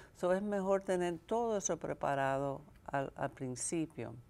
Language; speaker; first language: Spanish; early bilingual, heritage; Spanish